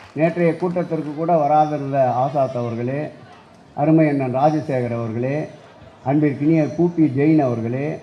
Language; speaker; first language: Tamil; native; Tamil